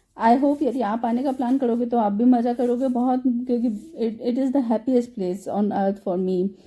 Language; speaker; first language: Hindi; native; Hindi